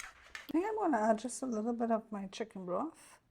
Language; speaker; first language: English; native; English